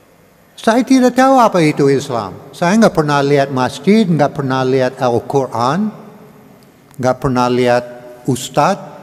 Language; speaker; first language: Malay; non-native, learner; English